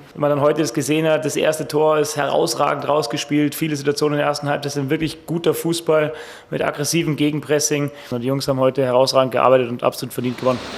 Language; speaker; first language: German; native; German